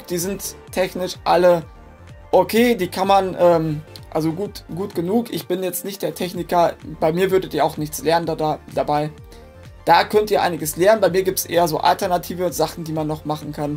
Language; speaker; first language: German; native; German